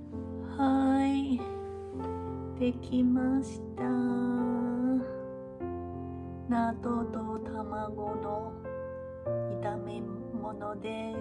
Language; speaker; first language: Japanese; non-native, fluent; Chinese